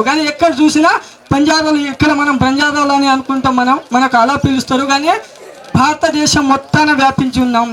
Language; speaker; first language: Telugu; non-native, local second language; Lambadi